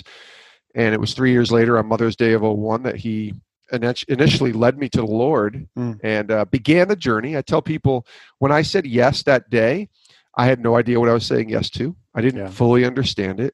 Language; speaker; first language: English; native; English